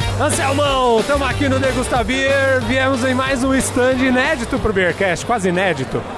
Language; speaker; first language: Portuguese; native; Portuguese